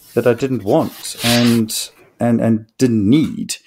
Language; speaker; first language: English; native; English